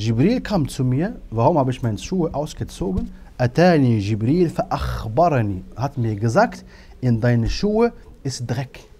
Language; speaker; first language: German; non-native, fluent; Arabic